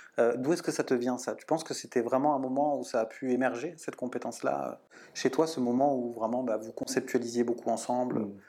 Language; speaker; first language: French; native; French